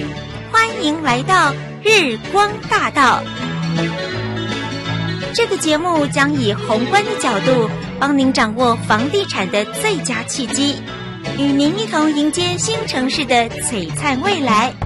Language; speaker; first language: Chinese; native; Chinese